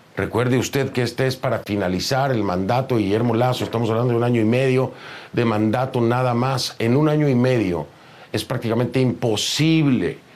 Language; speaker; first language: Spanish; native; Spanish